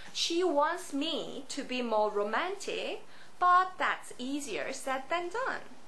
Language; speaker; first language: English; non-native, fluent; Korean